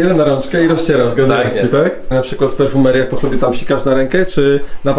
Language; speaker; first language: Polish; native; Polish